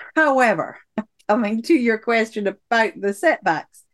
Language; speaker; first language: English; native; English